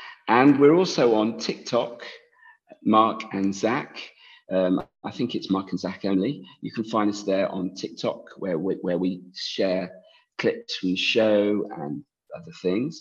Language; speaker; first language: English; native; English